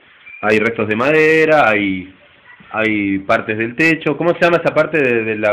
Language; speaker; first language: Spanish; native; Spanish